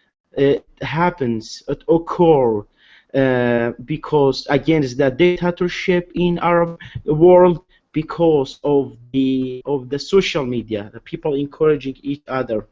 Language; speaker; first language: English; non-native, learner; Arabic